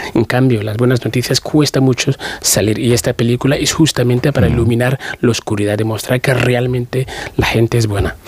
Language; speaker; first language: Spanish; non-native, fluent; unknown